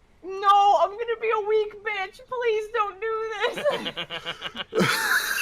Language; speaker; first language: English; native; English